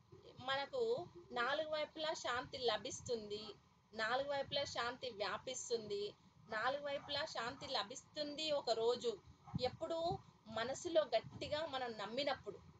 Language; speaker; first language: Telugu; native; Telugu